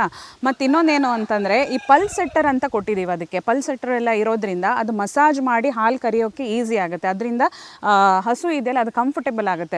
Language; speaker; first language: Kannada; native; Kannada